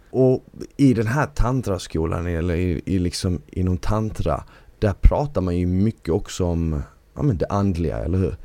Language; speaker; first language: Swedish; early bilingual, other home language; Bosnian